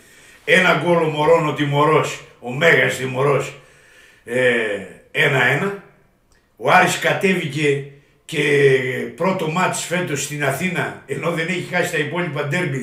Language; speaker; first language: Greek; native; Greek